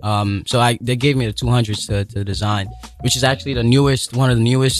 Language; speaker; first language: English; non-native, local second language; Yoruba